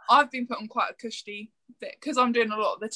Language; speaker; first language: English; native; English